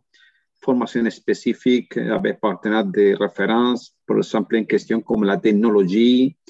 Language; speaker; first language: French; non-native, learner; Spanish